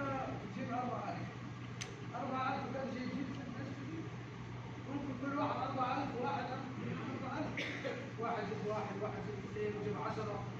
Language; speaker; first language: Arabic; non-native, learner; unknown